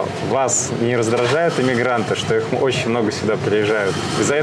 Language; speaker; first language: Russian; native; Russian